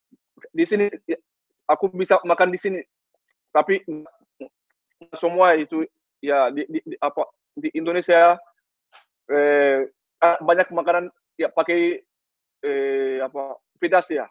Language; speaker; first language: Indonesian; non-native, learner; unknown